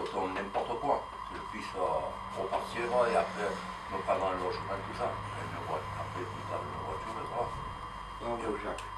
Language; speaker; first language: French; native; French